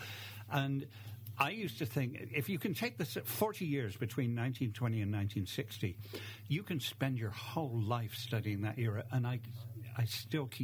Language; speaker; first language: English; native; English